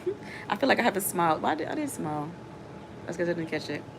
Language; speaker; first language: English; native; English